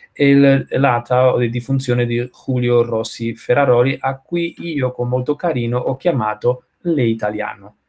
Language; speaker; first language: Italian; non-native, learner; Spanish